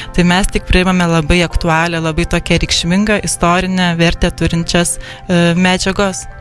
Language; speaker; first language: Lithuanian; native; Lithuanian